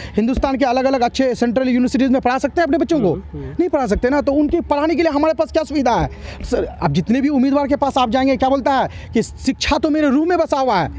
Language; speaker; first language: Hindi; native; Hindi